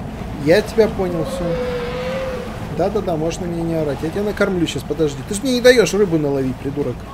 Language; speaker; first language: Russian; native; Russian